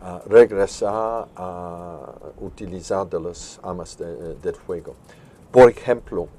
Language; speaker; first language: Spanish; non-native, fluent; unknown